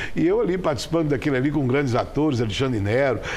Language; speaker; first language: Portuguese; native; Portuguese